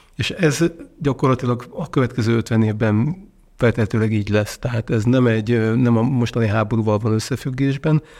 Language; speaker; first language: Hungarian; native; Hungarian